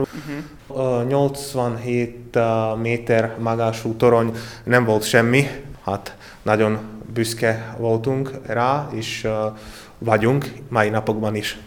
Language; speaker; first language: Hungarian; non-native, learner; Slovak